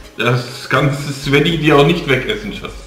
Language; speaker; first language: German; non-native, learner; Indonesian